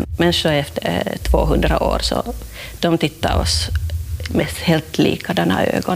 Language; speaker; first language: Swedish; non-native, fluent; Finnish